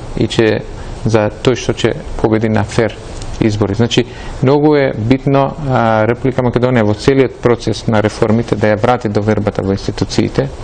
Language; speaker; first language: Macedonian; non-native, local second language; Albanian